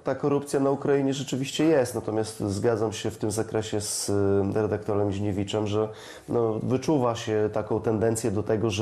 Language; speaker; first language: Polish; native; Polish